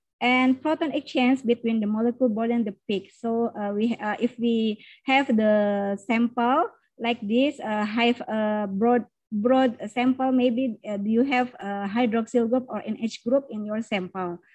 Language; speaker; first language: English; non-native, learner; Indonesian